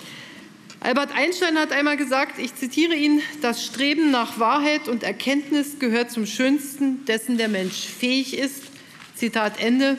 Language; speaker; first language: German; native; German